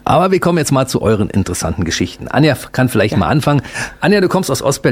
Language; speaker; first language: German; native; German